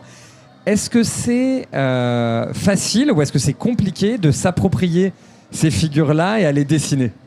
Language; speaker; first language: French; native; French